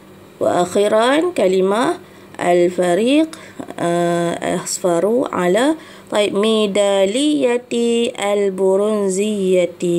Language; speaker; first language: Arabic; non-native, fluent; Malay